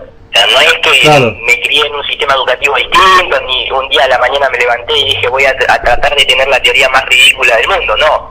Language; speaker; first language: Spanish; native; Spanish